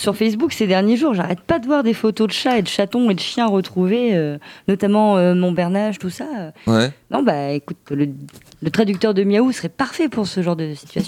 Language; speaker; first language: French; native; French